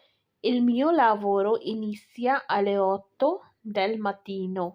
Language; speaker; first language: Italian; non-native, fluent; Urdu